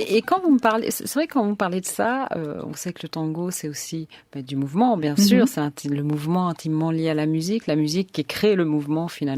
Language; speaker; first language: French; native; French